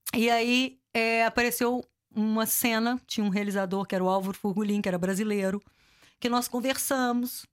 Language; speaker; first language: Portuguese; native; Portuguese